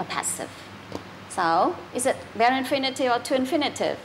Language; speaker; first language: English; non-native, fluent; Vietnamese